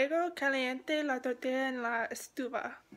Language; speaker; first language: Spanish; non-native, learner; English